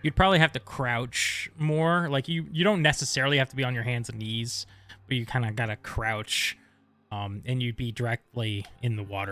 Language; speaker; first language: English; native; English